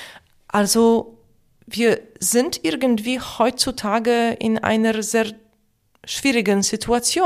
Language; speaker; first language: German; non-native, fluent; Polish